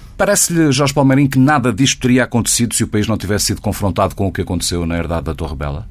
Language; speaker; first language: Portuguese; native; Portuguese